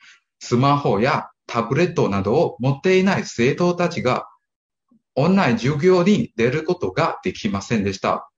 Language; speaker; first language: Japanese; non-native, learner; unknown